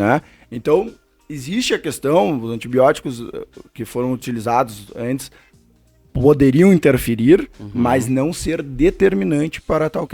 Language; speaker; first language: Portuguese; native; Portuguese